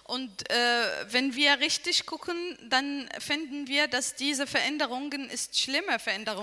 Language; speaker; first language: German; non-native, learner; Arabic